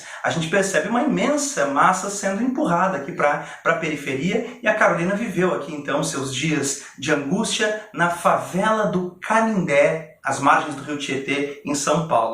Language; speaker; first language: Portuguese; native; Portuguese